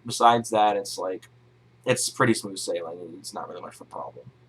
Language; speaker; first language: English; native; English